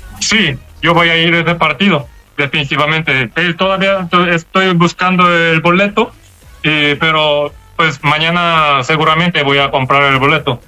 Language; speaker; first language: Spanish; non-native, learner; Korean